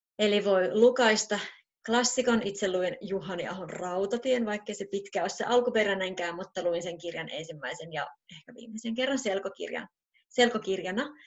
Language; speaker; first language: Finnish; native; Finnish